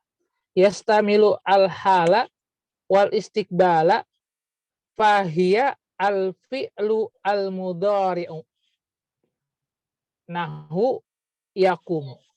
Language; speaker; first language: Arabic; non-native, learner; Indonesian